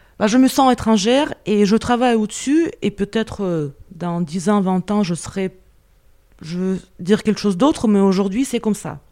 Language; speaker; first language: French; non-native, fluent; Russian